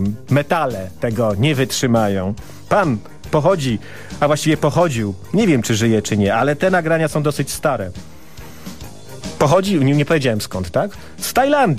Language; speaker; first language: Polish; native; Polish